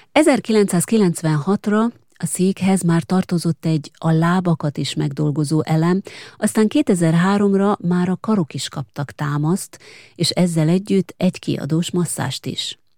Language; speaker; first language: Hungarian; native; Hungarian